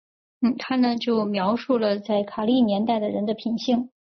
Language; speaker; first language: Chinese; native; Chinese